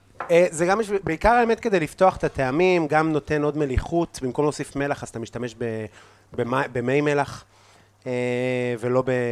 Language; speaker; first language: Hebrew; native; Hebrew